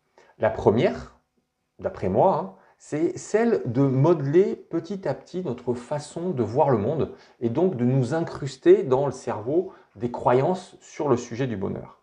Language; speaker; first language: French; native; French